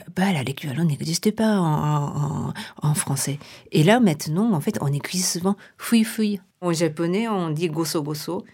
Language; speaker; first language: French; non-native, fluent; Japanese